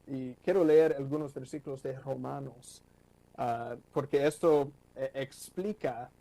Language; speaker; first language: Spanish; non-native, fluent; English